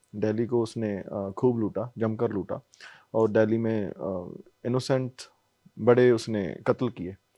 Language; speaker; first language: Hindi; non-native, local second language; Punjabi